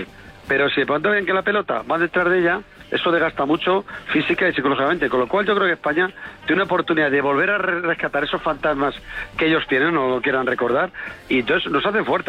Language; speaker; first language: Spanish; native; Spanish